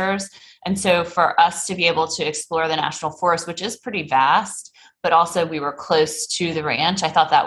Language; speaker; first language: English; native; English